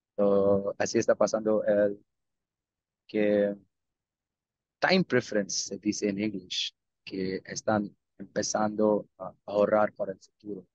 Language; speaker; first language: Spanish; non-native, learner; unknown